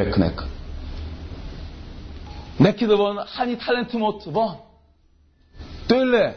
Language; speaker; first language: Hungarian; non-native, learner; Korean